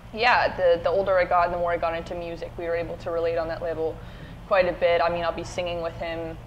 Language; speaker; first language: English; native; English